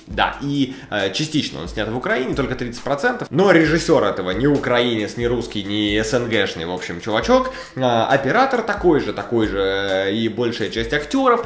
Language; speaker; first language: Russian; native; Russian